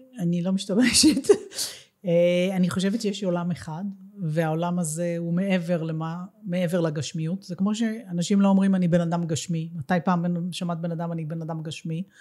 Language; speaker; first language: Hebrew; native; Hebrew